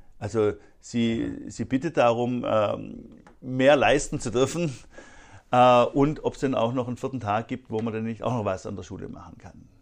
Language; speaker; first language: German; native; German